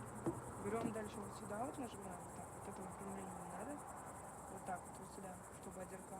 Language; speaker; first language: Russian; native; Russian